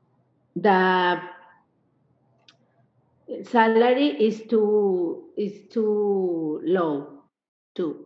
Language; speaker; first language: English; non-native, learner; Spanish